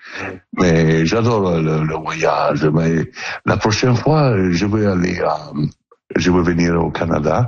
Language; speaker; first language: French; non-native, learner; Italian